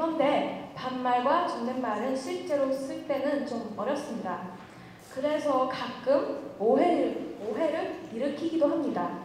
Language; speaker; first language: Korean; non-native, fluent; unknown